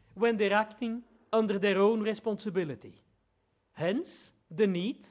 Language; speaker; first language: English; non-native, fluent; Dutch